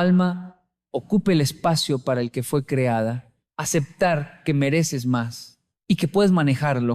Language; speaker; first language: Spanish; native; Spanish